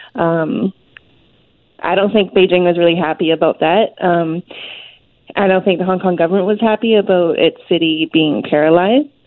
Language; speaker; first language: English; non-native, local second language; Cantonese